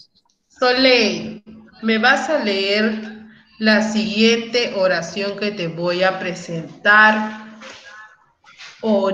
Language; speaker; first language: Spanish; native; Spanish